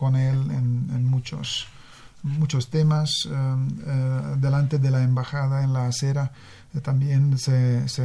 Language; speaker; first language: Spanish; non-native, fluent; Hungarian